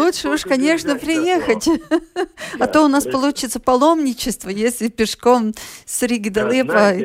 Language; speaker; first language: Russian; native; Russian